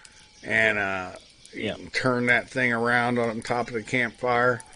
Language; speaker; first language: English; native; English